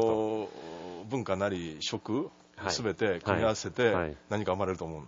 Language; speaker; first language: Japanese; native; Japanese